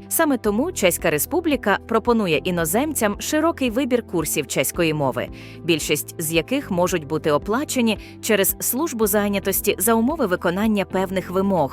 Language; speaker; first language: Ukrainian; native; Ukrainian